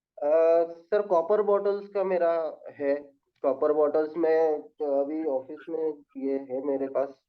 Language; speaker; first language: Hindi; non-native, local second language; Marathi